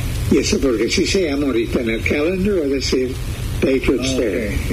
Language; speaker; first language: Spanish; early bilingual, heritage; Spanish